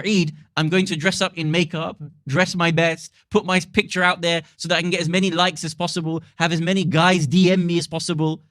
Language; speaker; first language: English; native; English